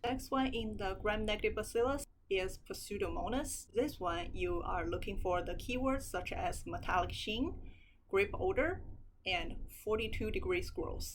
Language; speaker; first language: English; non-native, fluent; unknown